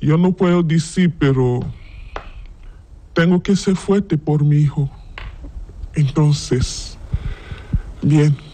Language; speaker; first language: Spanish; non-native, learner; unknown